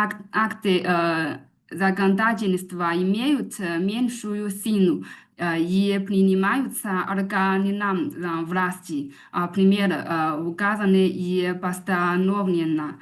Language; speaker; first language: Russian; non-native, learner; Chinese